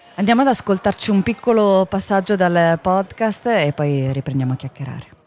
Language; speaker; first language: Italian; native; Italian